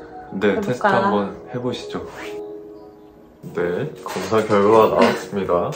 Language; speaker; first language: Korean; native; Korean